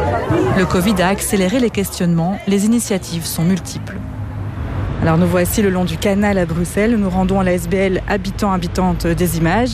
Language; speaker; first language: French; native; French